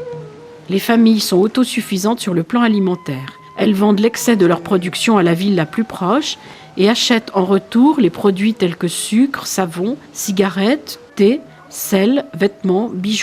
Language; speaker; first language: French; native; French